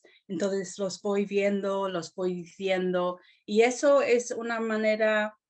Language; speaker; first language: Spanish; non-native, fluent; English